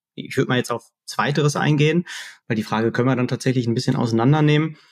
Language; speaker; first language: German; native; German